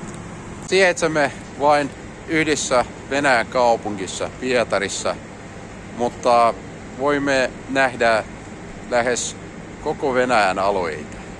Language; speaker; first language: Finnish; non-native, fluent; Russian